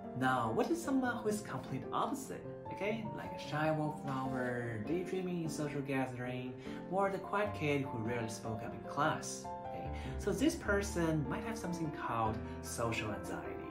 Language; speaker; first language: English; non-native, fluent; Chinese